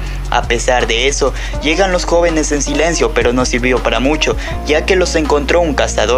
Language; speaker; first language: Spanish; native; Spanish